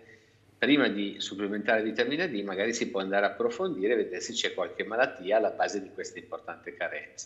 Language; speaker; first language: Italian; native; Italian